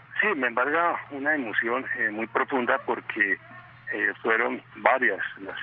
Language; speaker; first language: Spanish; native; Spanish